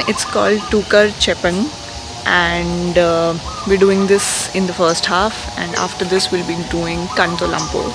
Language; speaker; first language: English; non-native, local second language; Hindi